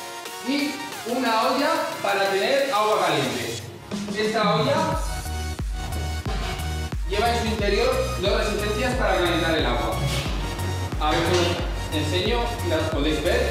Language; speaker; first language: Spanish; native; Spanish